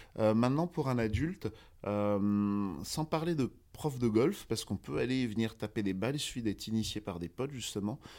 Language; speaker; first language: French; native; French